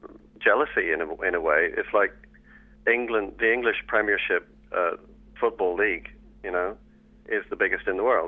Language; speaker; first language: English; native; English